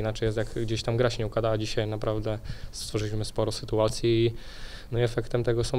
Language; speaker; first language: Polish; native; Polish